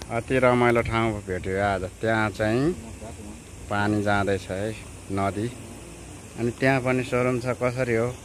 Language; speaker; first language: Nepali; non-native, local second language; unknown